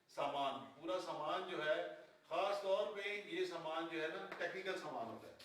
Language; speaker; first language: Urdu; non-native, local second language; Punjabi